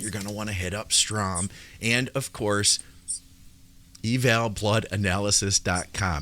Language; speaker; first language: English; native; English